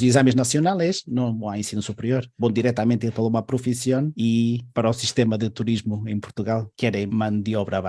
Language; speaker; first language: Spanish; non-native, learner; Portuguese